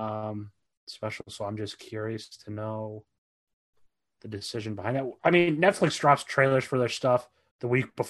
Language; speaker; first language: English; native; English